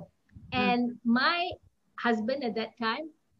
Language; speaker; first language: English; native; English